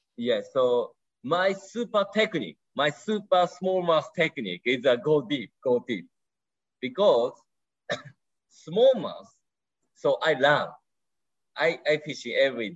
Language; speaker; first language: English; non-native, learner; Japanese